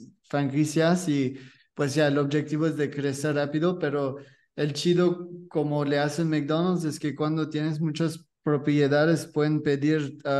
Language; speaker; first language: Spanish; non-native, learner; French